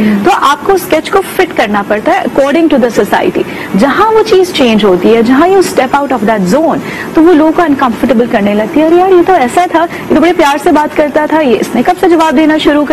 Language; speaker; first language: Urdu; native; Urdu